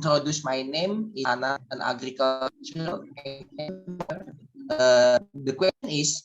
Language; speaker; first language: English; non-native, learner; Indonesian